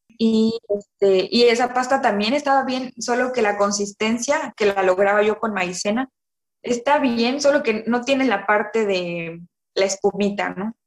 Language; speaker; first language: Spanish; native; Spanish